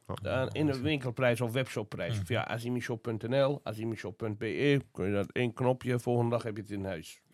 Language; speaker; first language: Dutch; non-native, fluent; Azerbaijani